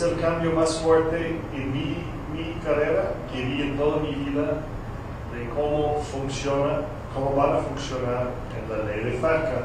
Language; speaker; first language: Spanish; non-native, fluent; English